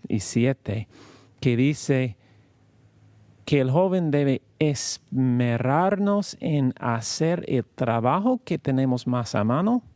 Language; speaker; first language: Spanish; non-native, learner; English